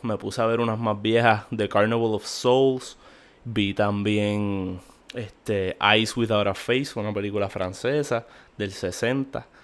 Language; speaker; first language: Spanish; native; Spanish